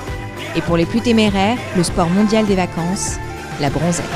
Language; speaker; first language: French; native; French